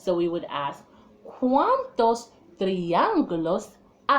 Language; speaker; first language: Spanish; non-native, fluent; English